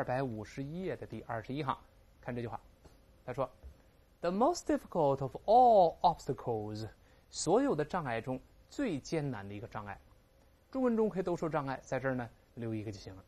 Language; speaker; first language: Chinese; native; Chinese